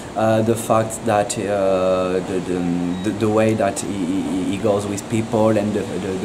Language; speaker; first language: English; non-native, learner; French